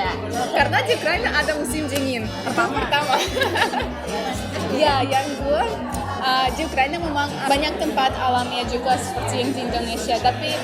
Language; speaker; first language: Indonesian; non-native, fluent; Russian